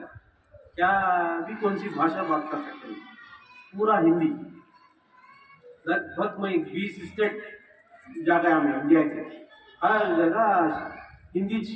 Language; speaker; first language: Hindi; non-native, local second language; Kannada